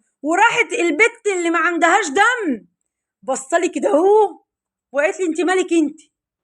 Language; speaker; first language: Arabic; native; Arabic